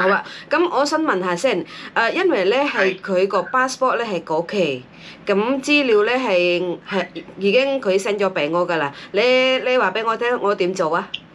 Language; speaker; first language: Cantonese; non-native, fluent; Indonesian